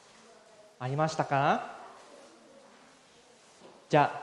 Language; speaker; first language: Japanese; non-native, fluent; English